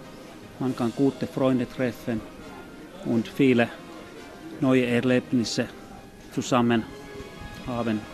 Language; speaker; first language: German; non-native, fluent; Finnish